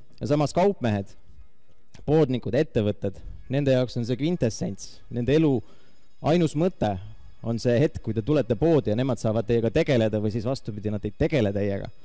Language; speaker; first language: Estonian; native; Estonian